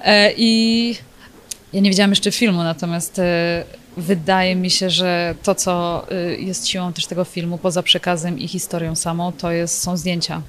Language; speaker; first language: Polish; native; Polish